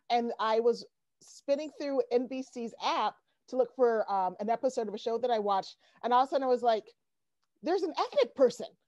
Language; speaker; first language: English; native; English